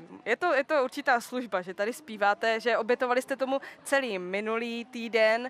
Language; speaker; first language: Czech; native; Czech